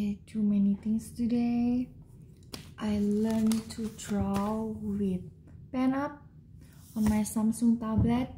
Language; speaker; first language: English; non-native, learner; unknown